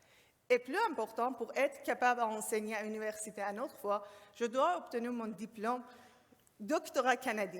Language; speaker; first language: French; non-native, learner; Persian